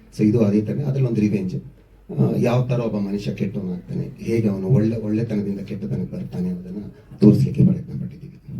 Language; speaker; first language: Kannada; native; Kannada